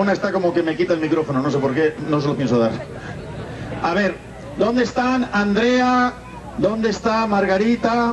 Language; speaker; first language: Spanish; native; Spanish